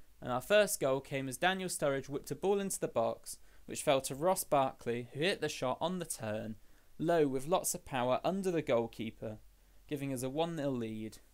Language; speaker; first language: English; native; English